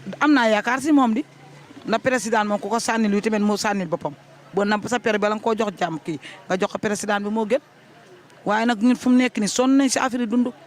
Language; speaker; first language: Wolof; native; Wolof